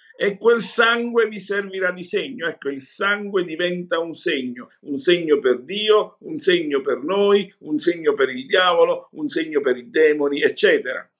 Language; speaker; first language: Italian; native; Italian